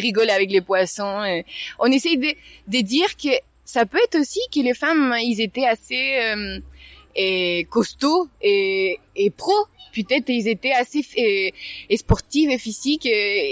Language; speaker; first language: French; non-native, fluent; Spanish